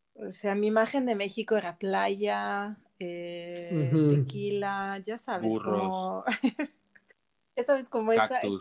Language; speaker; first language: Spanish; non-native, fluent; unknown